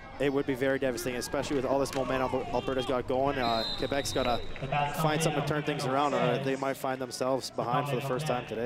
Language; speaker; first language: English; early bilingual, other home language; French